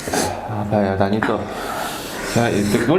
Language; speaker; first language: Indonesian; non-native, learner; Korean